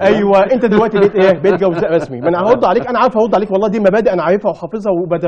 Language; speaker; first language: Arabic; native; Arabic